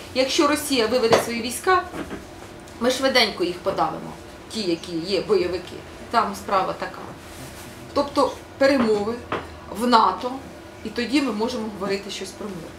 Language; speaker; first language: Ukrainian; native; Ukrainian